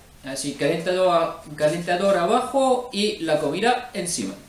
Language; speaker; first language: Spanish; non-native, learner; French